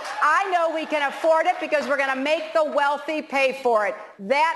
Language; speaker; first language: English; native; English